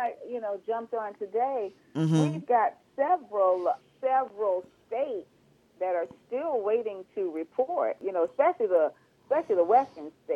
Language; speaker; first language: English; native; English